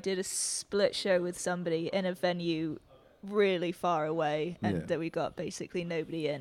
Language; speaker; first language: English; native; English